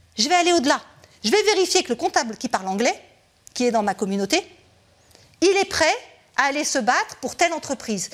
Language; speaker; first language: French; native; French